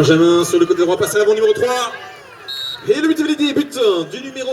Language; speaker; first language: French; native; French